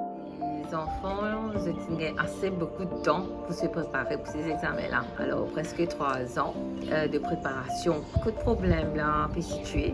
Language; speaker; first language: French; non-native, local second language; Morisyen